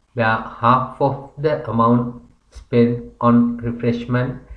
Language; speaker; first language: English; non-native, local second language; Sinhala